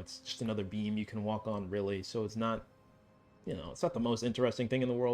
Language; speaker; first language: English; native; English